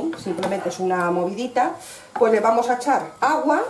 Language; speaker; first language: Spanish; native; Spanish